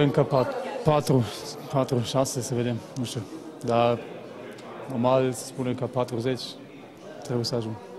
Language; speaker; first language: Romanian; early bilingual, heritage; Romanian